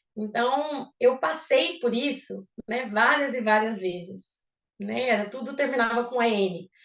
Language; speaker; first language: Portuguese; native; Portuguese